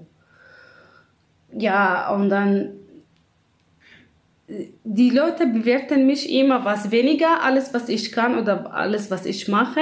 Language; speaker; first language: German; non-native, learner; Kurdish